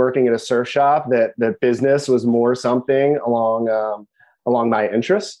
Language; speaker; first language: English; native; English